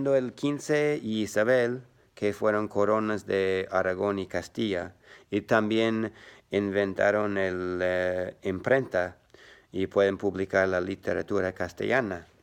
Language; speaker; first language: Spanish; non-native, learner; English